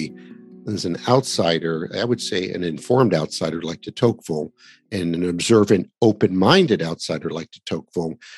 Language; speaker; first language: English; native; English